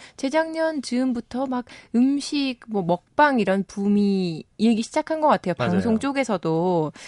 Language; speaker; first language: Korean; native; Korean